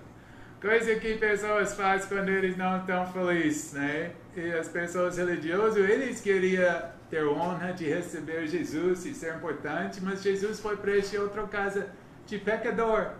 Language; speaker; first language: Portuguese; non-native, learner; English